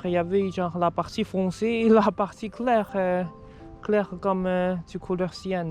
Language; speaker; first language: French; non-native, fluent; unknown